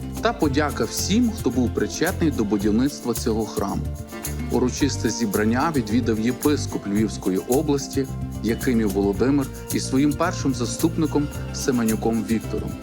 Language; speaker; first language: Ukrainian; native; Ukrainian